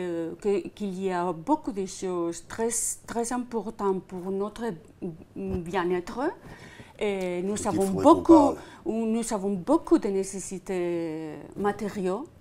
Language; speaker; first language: French; non-native, fluent; Spanish